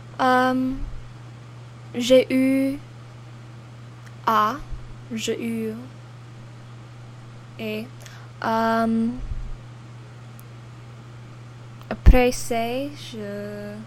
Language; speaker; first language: French; non-native, learner; English